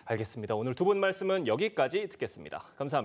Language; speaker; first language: Korean; native; Korean